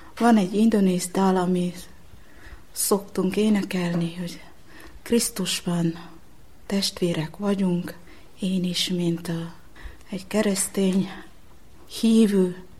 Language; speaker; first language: Hungarian; non-native, fluent; Indonesian